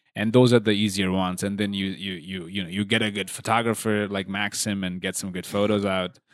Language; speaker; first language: English; non-native, local second language; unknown